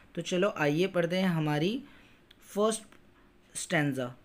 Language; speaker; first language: Hindi; non-native, local second language; Marathi